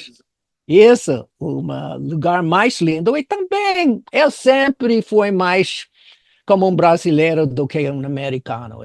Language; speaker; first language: Portuguese; non-native, fluent; English